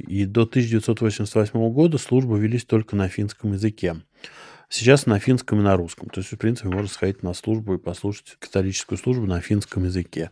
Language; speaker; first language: Russian; native; Russian